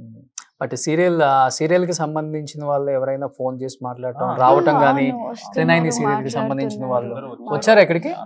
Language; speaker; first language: Telugu; native; Telugu